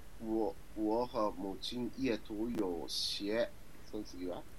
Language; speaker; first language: Japanese; native; Japanese